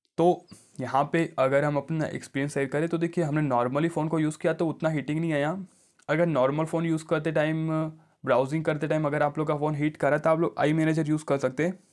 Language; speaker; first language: Hindi; native; Hindi